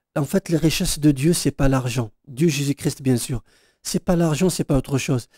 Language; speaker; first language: French; non-native, local second language; Kabyle